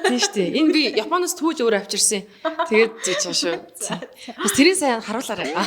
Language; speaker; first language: Mongolian; native; Mongolian